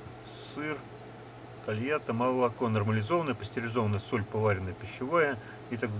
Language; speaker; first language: Russian; native; Russian